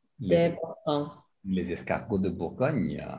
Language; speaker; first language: French; non-native, learner; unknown